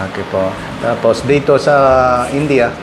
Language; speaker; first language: Filipino; non-native, learner; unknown